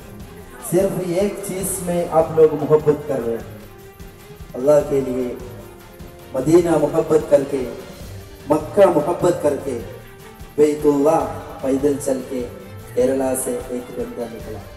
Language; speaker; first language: Hindi; non-native, learner; Malayalam